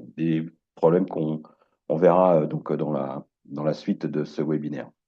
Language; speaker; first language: French; native; French